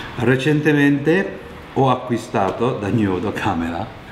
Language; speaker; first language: Italian; non-native, fluent; Japanese